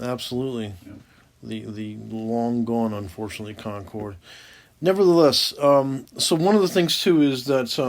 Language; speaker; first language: English; native; English